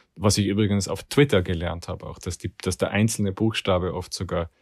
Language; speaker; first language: German; native; German